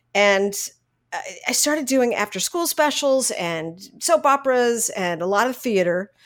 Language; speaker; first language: English; native; English